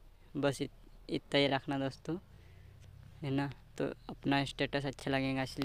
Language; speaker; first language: Hindi; native; Hindi